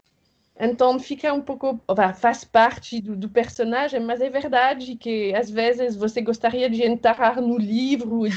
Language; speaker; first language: Portuguese; non-native, fluent; French